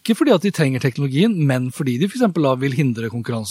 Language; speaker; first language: Norwegian; native; Norwegian